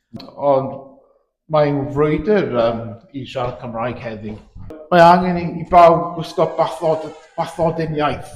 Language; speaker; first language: Welsh; native; Welsh